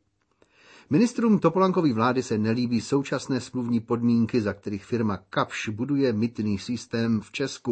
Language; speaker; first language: Czech; native; Czech